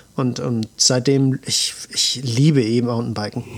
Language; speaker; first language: German; native; German